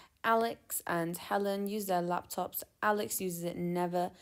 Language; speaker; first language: English; non-native, fluent; Turkish